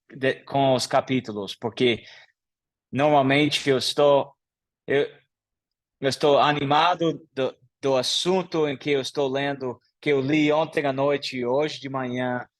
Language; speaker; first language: Portuguese; non-native, learner; English